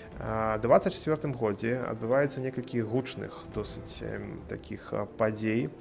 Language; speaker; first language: Belarusian; native; Belarusian